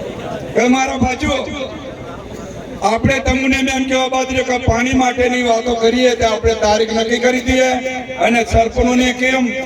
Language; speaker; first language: Gujarati; non-native, local second language; Rathawi